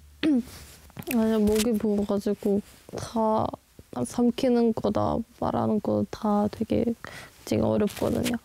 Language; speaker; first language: Korean; non-native, fluent; German